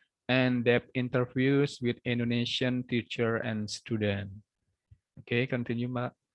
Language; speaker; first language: English; non-native, local second language; Indonesian